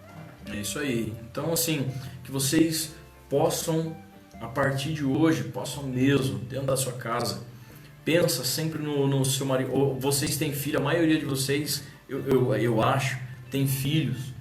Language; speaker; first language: Portuguese; native; Portuguese